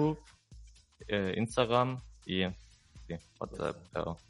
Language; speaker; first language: Catalan; non-native, learner; German